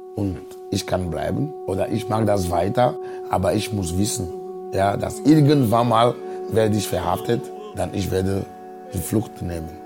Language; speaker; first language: German; non-native, fluent; Ewe